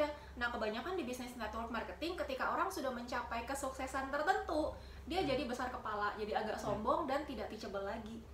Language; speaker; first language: Indonesian; native; Indonesian